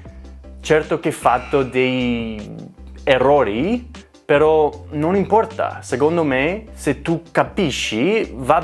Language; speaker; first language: Italian; non-native, learner; English